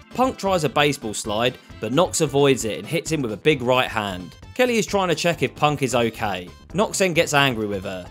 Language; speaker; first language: English; native; English